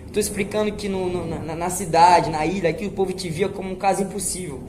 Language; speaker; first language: Portuguese; native; Portuguese